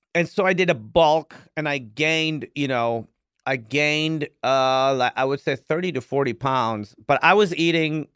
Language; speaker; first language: English; non-native, local second language; Urdu